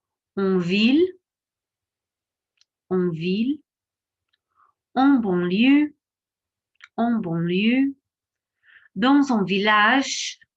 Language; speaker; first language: French; non-native, fluent; English